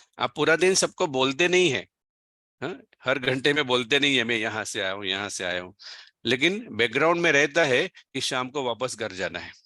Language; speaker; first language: Hindi; non-native, local second language; Gujarati